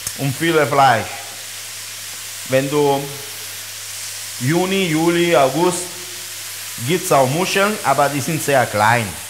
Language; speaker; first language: German; non-native, learner; Italian